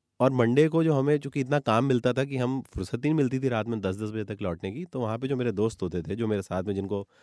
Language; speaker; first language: Hindi; native; Hindi